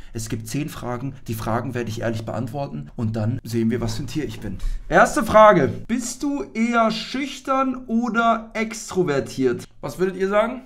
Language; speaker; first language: German; native; German